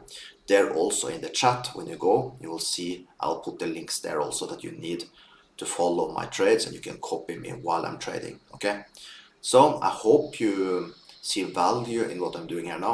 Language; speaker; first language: English; non-native, fluent; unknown